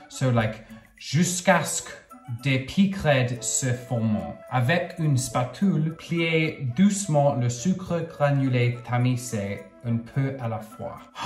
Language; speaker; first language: French; non-native, learner; English